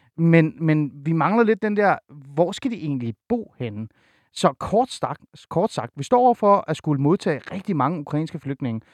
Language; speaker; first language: Danish; early bilingual, other home language; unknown